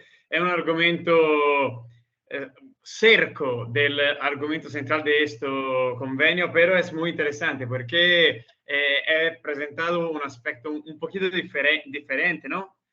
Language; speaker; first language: Spanish; non-native, learner; Italian